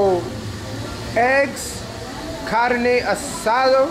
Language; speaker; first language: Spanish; non-native, learner; English